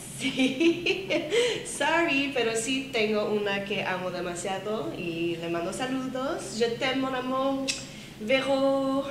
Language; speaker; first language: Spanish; non-native, fluent; French